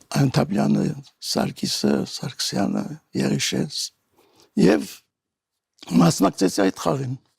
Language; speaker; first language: Armenian; native; Armenian